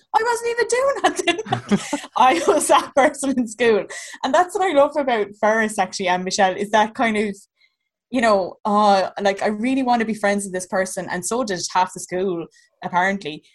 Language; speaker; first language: English; native; English